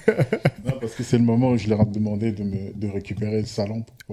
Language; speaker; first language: French; native; French